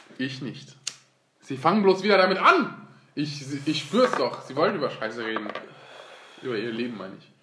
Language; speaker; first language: German; early bilingual, other home language; Turkish